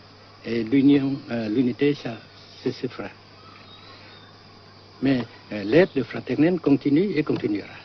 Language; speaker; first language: French; non-native, fluent; Vietnamese